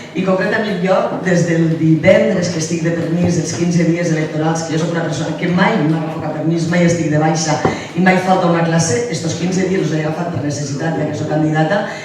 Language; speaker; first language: Catalan; native; Catalan